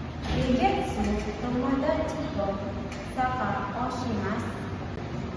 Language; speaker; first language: Japanese; non-native, learner; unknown